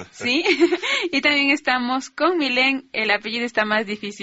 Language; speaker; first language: Spanish; native; Spanish